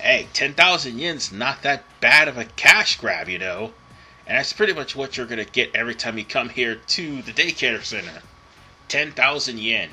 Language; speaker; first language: English; native; English